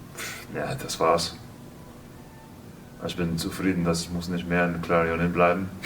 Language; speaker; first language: German; early bilingual, heritage; English